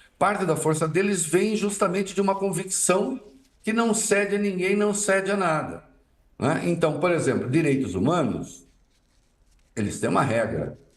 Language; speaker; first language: Portuguese; native; Portuguese